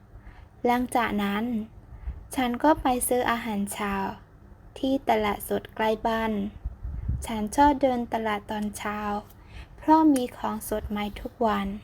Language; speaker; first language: Thai; non-native, fluent; Burmese